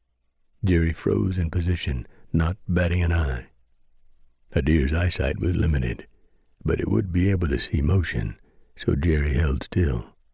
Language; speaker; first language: English; native; English